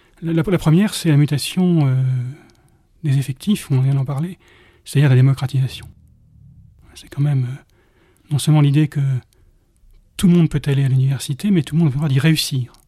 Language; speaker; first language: French; native; French